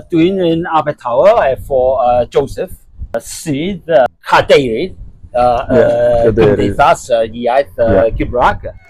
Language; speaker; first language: Welsh; non-native, learner; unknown